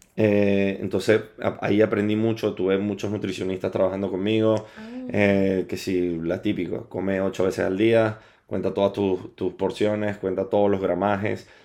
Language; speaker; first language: Spanish; native; Spanish